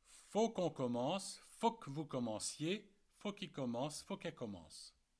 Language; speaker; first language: French; native; French